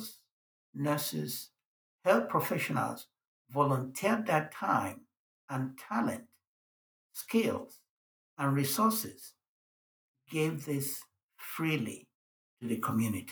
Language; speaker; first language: English; non-native, local second language; Igbo